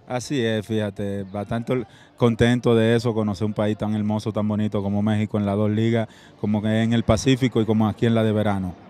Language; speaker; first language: Spanish; native; Spanish